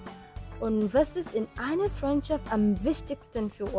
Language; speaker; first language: German; non-native, learner; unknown